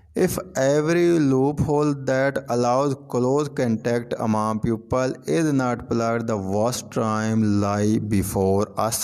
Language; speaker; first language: English; non-native, local second language; Urdu